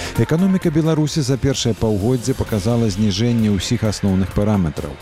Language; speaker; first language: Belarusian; native; Belarusian